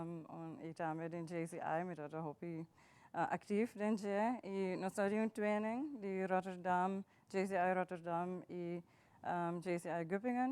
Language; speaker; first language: Dutch; non-native, local second language; Papiamento